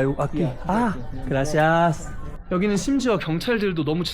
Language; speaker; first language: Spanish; non-native, learner; Korean